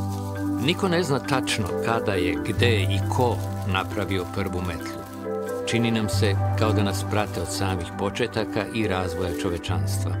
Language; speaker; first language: Serbian; native; Serbian